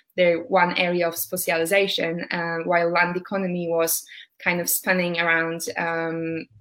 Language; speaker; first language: English; non-native, fluent; Polish